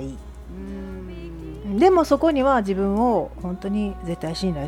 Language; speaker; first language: Japanese; native; Japanese